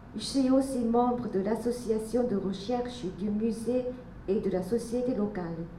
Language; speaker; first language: French; non-native, learner; Japanese